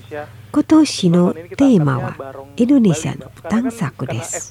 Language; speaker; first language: Japanese; non-native, fluent; Indonesian